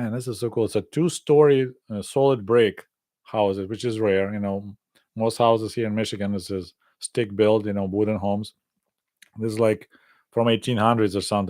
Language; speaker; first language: English; non-native, fluent; Russian